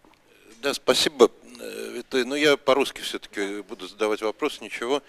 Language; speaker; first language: Russian; native; Russian